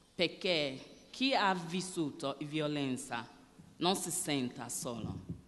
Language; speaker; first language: Italian; non-native, learner; Yoruba